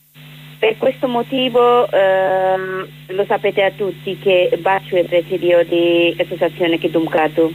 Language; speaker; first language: Italian; non-native, learner; Bangla